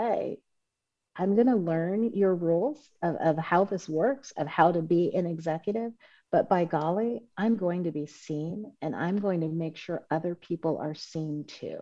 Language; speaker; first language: English; native; English